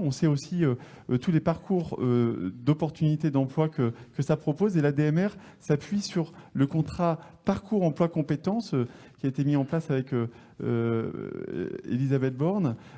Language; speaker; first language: French; native; French